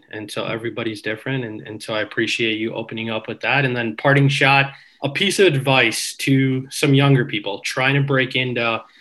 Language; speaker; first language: English; early bilingual, other home language; Hindi